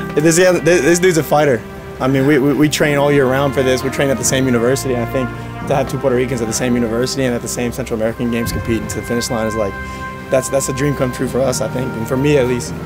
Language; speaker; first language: English; native; English